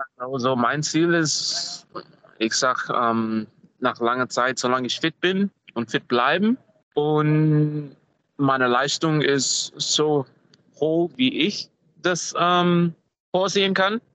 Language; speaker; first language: German; non-native, fluent; English